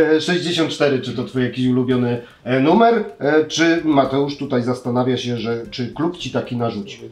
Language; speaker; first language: Polish; native; Polish